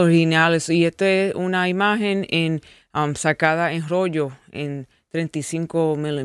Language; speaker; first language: Spanish; early bilingual, heritage; English